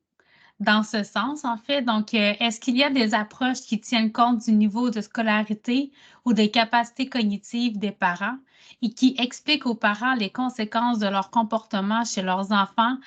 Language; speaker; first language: French; native; French